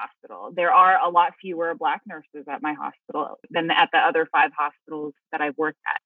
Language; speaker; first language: English; early bilingual, other home language; Filipino